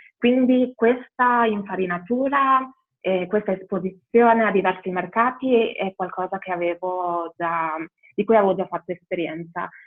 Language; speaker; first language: Italian; early bilingual, other home language; Albanian